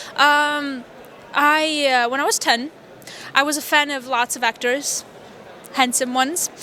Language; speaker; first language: English; non-native, fluent; Armenian